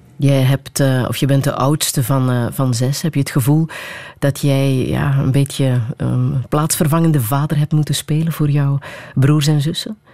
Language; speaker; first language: Dutch; native; Dutch